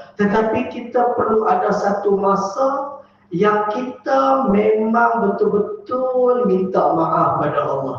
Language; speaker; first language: Malay; native; Malay